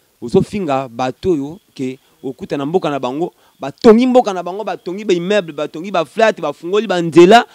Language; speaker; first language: Lingala; native; Lingala